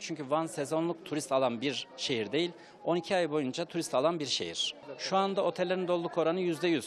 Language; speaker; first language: Turkish; native; Turkish